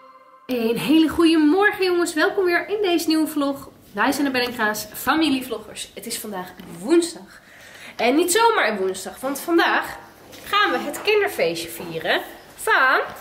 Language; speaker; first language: Dutch; native; Dutch